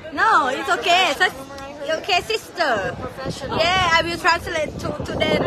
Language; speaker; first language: English; non-native, learner; Thai